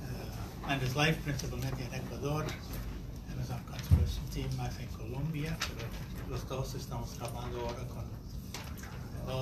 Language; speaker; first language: Spanish; non-native, fluent; English